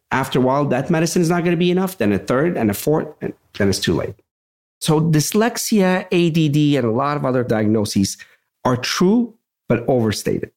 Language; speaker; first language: English; native; English